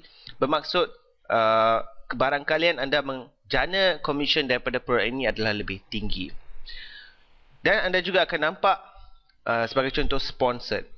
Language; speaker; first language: Malay; native; Malay